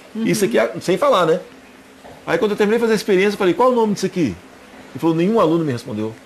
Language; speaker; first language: Portuguese; native; Portuguese